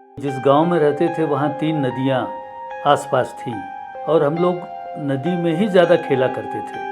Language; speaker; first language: Hindi; non-native, local second language; Marathi